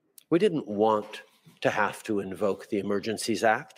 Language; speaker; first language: English; early bilingual, other home language; French